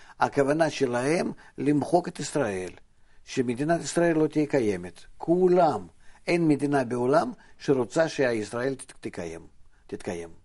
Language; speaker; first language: Hebrew; non-native, fluent; Russian